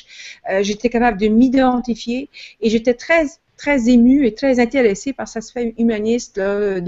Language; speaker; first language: French; native; French